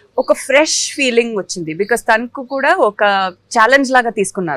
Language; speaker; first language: Telugu; non-native, fluent; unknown